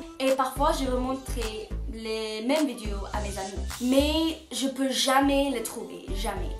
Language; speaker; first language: French; non-native, fluent; English